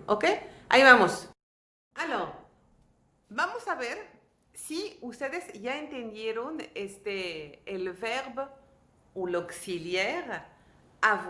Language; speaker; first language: Spanish; non-native, fluent; French